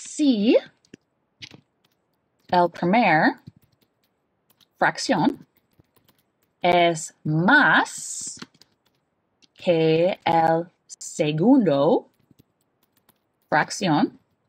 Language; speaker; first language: Spanish; non-native, fluent; English